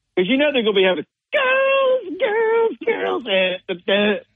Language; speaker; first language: English; native; English